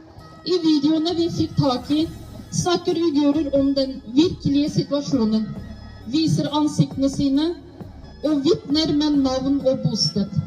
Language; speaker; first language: Norwegian; non-native, fluent; Uyghur